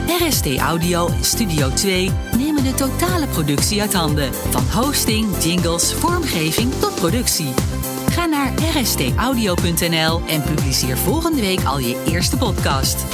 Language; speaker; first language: Dutch; native; Dutch